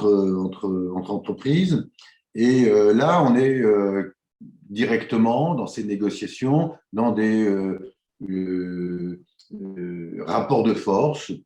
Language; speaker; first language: French; native; French